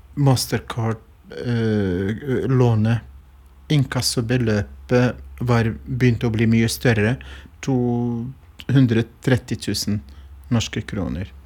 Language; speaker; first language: Norwegian; non-native, fluent; Arabic